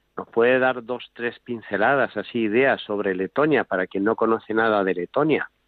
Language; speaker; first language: Spanish; native; Spanish